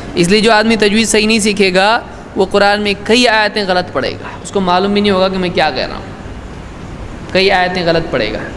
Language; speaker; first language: Urdu; native; Urdu